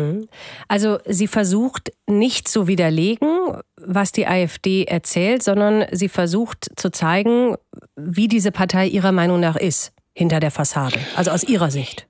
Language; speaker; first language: German; native; German